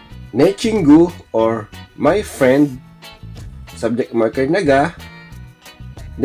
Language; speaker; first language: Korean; non-native, learner; Filipino